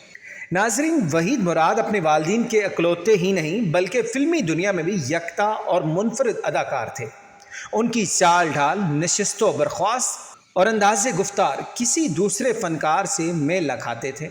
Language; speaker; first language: Urdu; native; Urdu